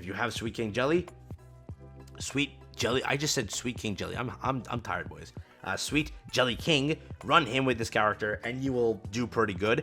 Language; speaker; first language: English; native; English